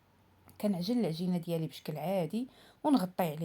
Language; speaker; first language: Arabic; native; Arabic